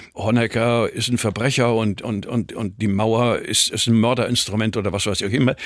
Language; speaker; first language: German; native; German